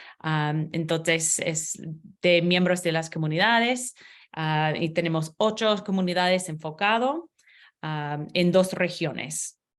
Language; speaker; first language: Spanish; non-native, learner; English